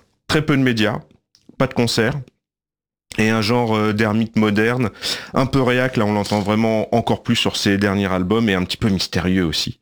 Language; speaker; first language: French; native; French